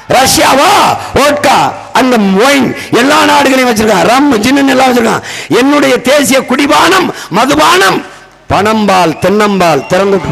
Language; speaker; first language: Tamil; native; Tamil